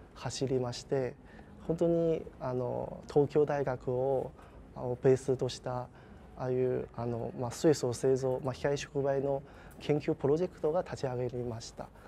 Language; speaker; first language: Japanese; non-native, fluent; Chinese